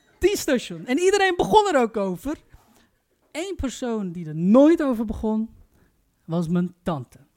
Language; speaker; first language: Dutch; early bilingual, other home language; Turkish